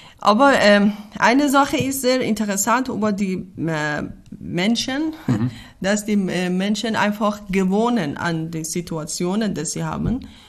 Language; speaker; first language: German; non-native, learner; Persian